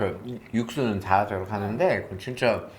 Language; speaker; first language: Korean; non-native, learner; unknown